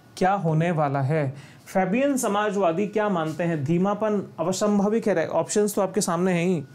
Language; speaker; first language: Hindi; native; Hindi